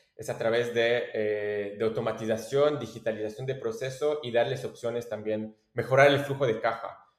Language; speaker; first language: Spanish; non-native, fluent; French